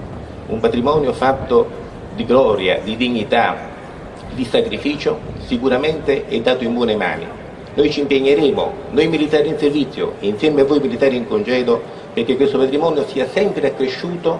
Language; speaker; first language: Italian; native; Italian